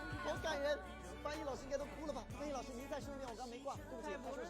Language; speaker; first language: Chinese; native; Chinese